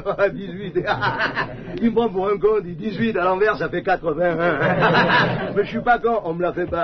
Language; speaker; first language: French; native; French